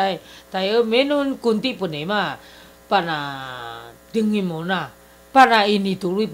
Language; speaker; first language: Filipino; non-native, learner; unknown